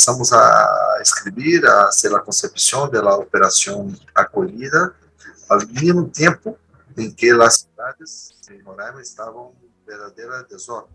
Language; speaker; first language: Spanish; non-native, learner; Portuguese